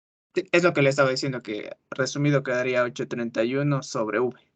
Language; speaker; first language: Spanish; native; Spanish